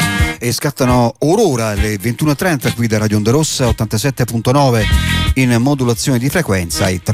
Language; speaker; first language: Italian; native; Italian